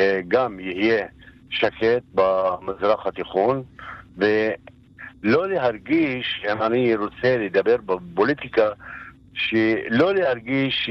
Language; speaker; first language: Hebrew; non-native, local second language; Arabic